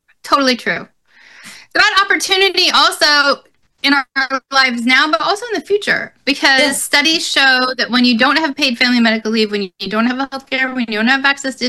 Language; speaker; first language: English; native; English